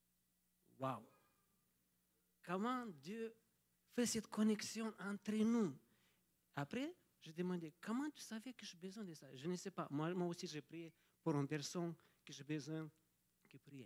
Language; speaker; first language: French; non-native, fluent; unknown